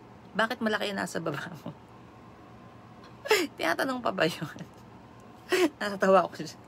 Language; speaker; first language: Filipino; native; Filipino